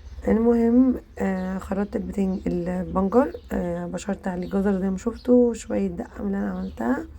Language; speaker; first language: Arabic; native; Arabic